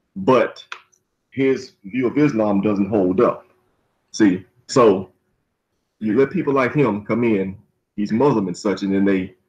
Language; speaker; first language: English; native; English